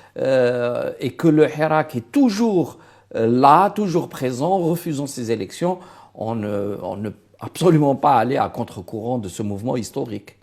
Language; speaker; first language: French; non-native, local second language; Arabic